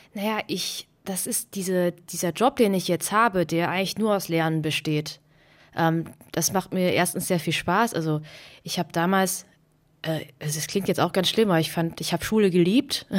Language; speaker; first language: German; native; German